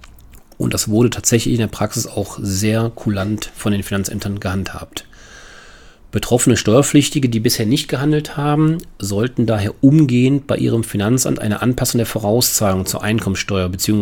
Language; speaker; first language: German; native; German